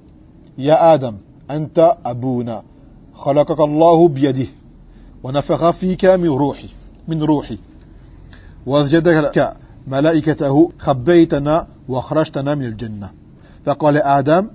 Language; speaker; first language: Arabic; non-native, fluent; French